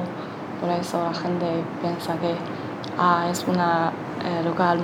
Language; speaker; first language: Spanish; non-native, learner; Chinese